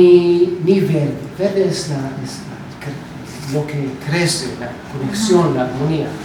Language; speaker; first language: Spanish; non-native, learner; Hebrew